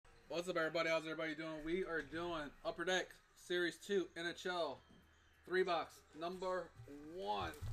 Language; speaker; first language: English; native; English